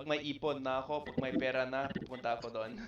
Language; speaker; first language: Filipino; non-native, fluent; English